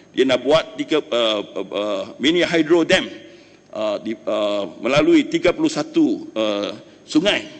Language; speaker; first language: Malay; non-native, local second language; Chinese